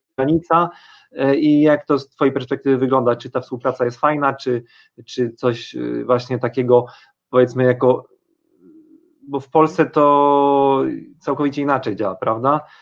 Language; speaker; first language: Polish; native; Polish